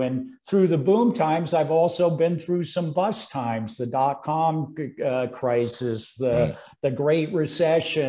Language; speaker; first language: English; native; English